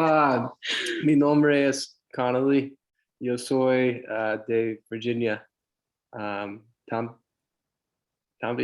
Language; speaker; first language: Spanish; non-native, learner; English